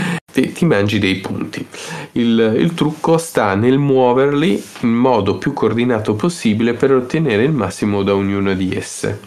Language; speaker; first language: Italian; native; Italian